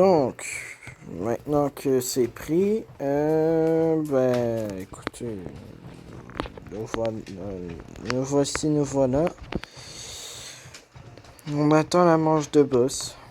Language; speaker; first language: French; native; French